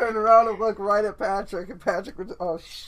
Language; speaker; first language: English; native; English